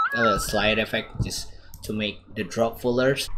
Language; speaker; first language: English; non-native, fluent; Indonesian